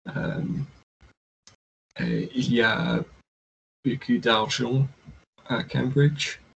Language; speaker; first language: French; non-native, learner; English